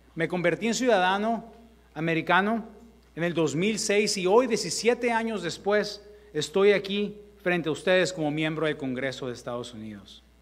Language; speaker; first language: Spanish; early bilingual, heritage; Spanish